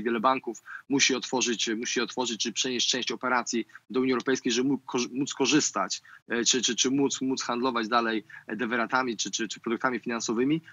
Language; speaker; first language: Polish; native; Polish